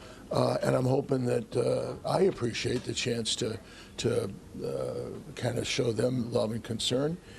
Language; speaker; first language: English; native; English